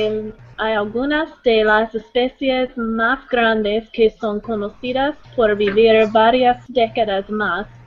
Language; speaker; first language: Spanish; non-native, learner; English